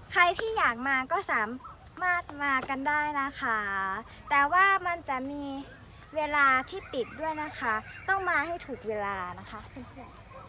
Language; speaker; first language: Thai; native; Thai